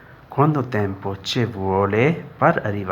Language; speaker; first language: Italian; non-native, learner; Urdu